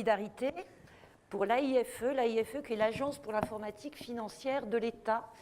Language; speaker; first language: French; native; French